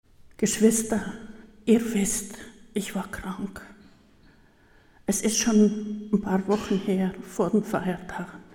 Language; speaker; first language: German; early bilingual, heritage; German